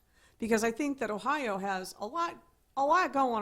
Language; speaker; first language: English; native; English